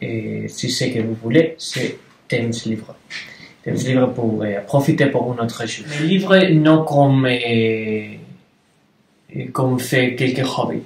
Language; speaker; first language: French; non-native, learner; Spanish